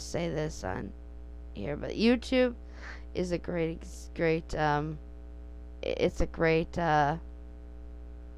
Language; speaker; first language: English; native; English